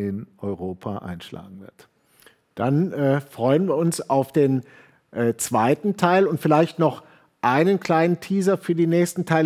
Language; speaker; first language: German; native; German